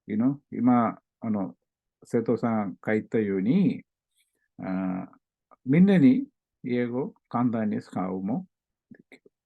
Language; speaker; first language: Japanese; non-native, learner; Malayalam